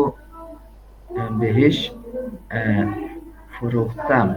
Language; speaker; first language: Persian; non-native, learner; Urdu